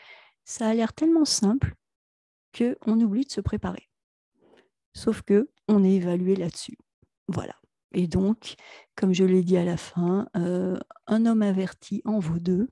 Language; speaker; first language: French; native; French